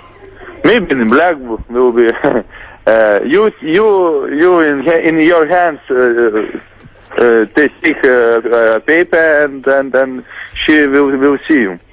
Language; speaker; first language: English; non-native, learner; Lithuanian